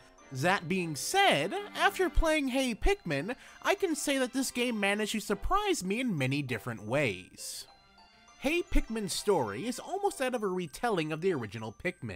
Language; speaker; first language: English; native; English